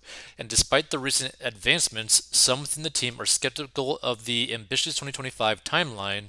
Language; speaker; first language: English; native; English